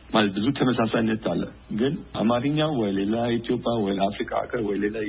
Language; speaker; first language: Amharic; non-native, fluent; German